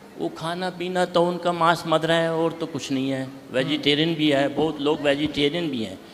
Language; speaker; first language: Hindi; native; Hindi